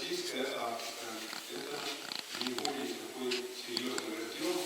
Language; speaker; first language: Russian; native; Russian